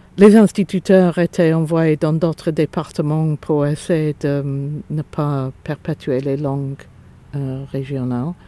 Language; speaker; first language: French; non-native, fluent; English